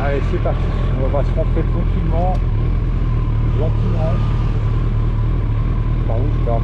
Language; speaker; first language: French; native; French